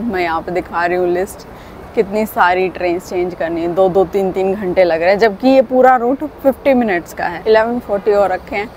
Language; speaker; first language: Hindi; native; Hindi